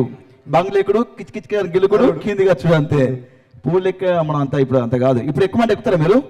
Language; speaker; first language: Telugu; native; Telugu